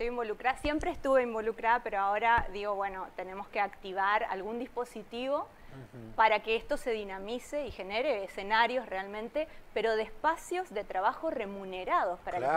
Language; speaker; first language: Spanish; native; Spanish